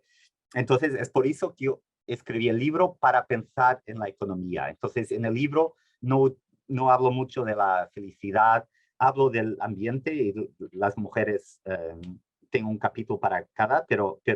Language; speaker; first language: Spanish; non-native, fluent; Portuguese